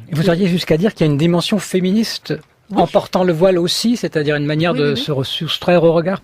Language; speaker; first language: French; native; French